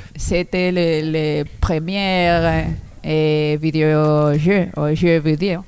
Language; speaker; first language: French; non-native, learner; Spanish